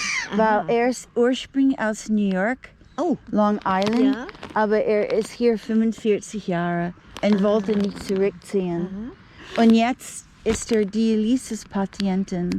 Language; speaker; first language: German; non-native, learner; English